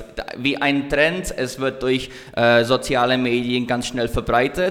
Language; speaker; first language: German; non-native, learner; Czech